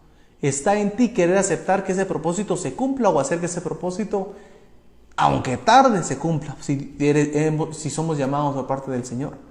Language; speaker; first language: Spanish; native; Spanish